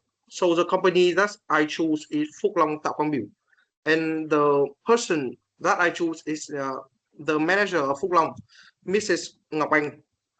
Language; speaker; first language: English; non-native, learner; Vietnamese